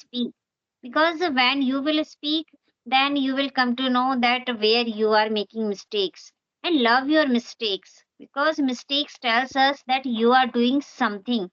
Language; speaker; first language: English; non-native, local second language; Hindi